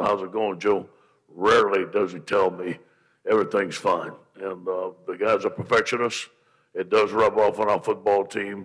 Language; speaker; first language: English; native; English